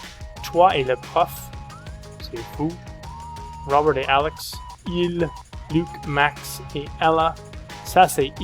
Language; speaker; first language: French; non-native, fluent; English